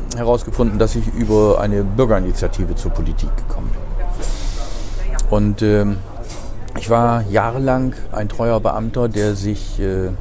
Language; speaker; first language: German; native; German